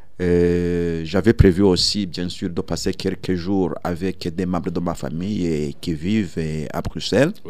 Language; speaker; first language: French; non-native, local second language; Rundi